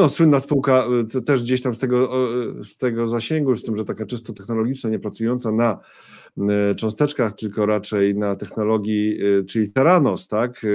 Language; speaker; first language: Polish; native; Polish